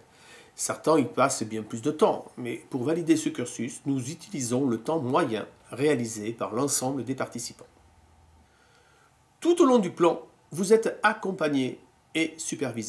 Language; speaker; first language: French; native; French